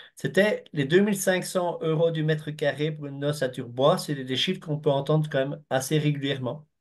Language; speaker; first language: French; native; French